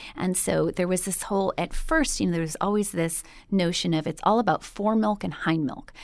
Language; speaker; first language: English; native; English